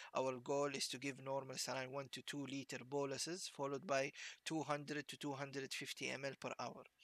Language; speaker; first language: English; non-native, fluent; Arabic